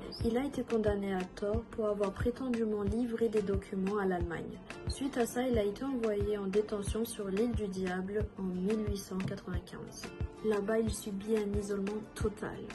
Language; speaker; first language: French; native; French